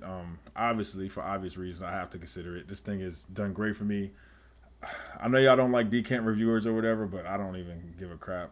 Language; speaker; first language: English; native; English